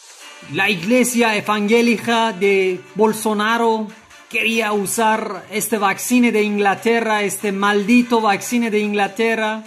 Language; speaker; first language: Spanish; non-native, fluent; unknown